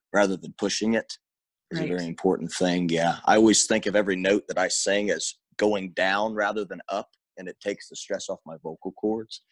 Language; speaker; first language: English; native; English